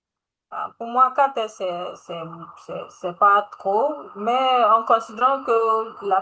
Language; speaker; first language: French; non-native, learner; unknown